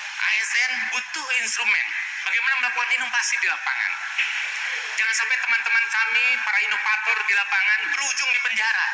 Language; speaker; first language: Indonesian; non-native, local second language; Sundanese